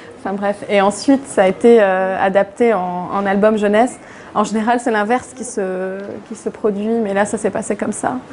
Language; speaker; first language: French; non-native, local second language; Arabic